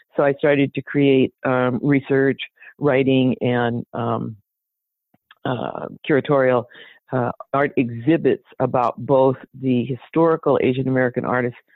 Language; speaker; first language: English; native; English